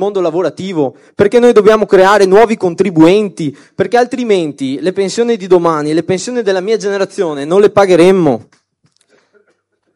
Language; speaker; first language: Italian; native; Italian